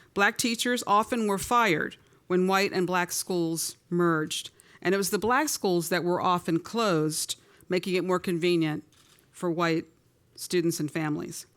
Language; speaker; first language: English; native; English